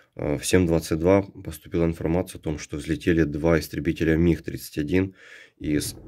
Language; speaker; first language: Russian; native; Russian